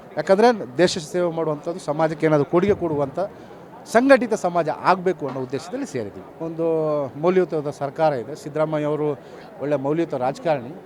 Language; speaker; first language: Kannada; non-native, local second language; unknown